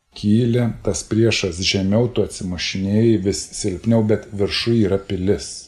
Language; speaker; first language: Lithuanian; native; Lithuanian